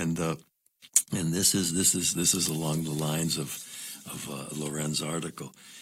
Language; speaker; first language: English; non-native, local second language; Spanish